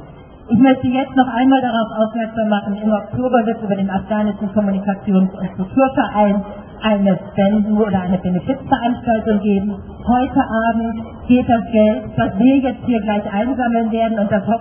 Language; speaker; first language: German; native; German